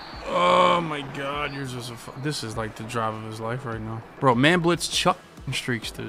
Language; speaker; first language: English; native; English